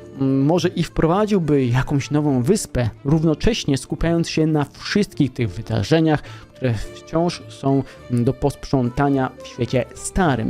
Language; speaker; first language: Polish; native; Polish